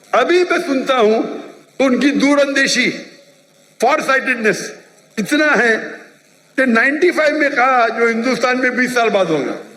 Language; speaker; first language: Urdu; non-native, local second language; Konkani